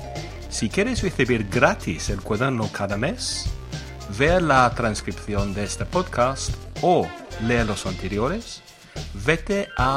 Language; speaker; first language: Spanish; non-native, fluent; English